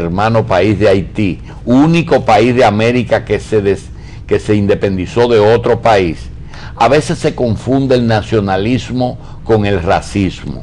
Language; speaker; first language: Spanish; native; Spanish